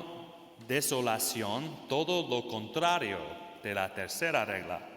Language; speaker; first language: Spanish; non-native, fluent; English